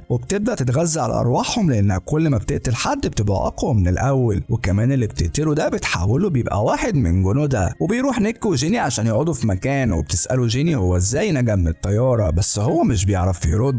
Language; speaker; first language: Arabic; native; Arabic